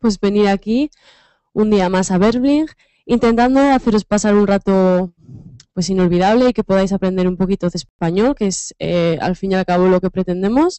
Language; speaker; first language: Spanish; native; Spanish